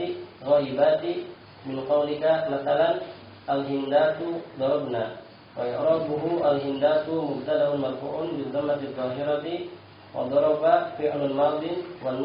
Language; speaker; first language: Arabic; non-native, learner; Indonesian